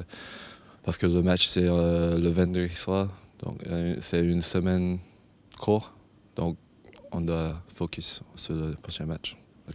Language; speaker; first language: French; non-native, fluent; English